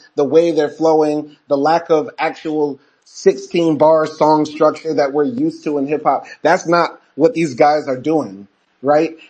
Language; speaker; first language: English; native; English